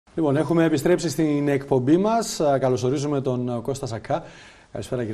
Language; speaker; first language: Greek; native; Greek